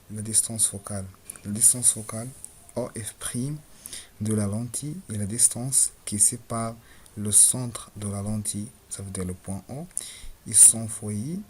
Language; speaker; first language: French; non-native, local second language; Arabic